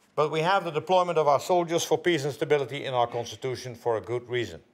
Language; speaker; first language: English; non-native, fluent; Dutch